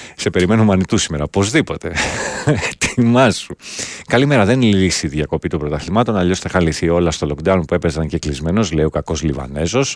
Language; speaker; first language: Greek; native; Greek